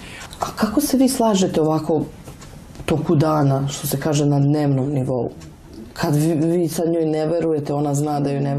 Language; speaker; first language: Serbian; native; Serbian